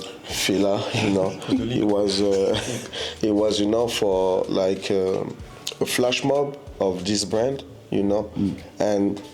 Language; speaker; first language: English; non-native, fluent; French